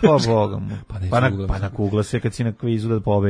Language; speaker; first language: Serbian; native; Serbian